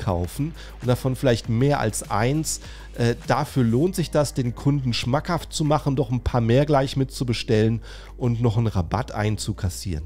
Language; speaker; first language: German; native; German